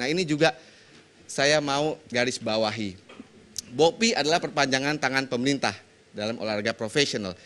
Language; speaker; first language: Indonesian; native; Indonesian